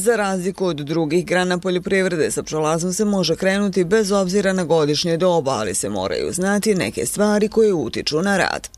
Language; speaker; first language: Serbian; native; Serbian